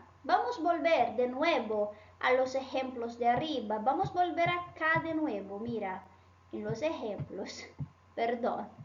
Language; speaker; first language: Spanish; non-native, fluent; Portuguese